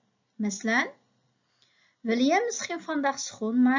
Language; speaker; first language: Dutch; non-native, fluent; Uyghur